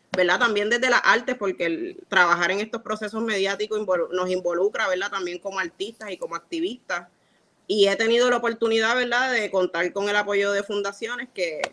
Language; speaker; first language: Spanish; native; Spanish